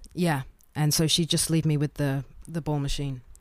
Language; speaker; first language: English; native; English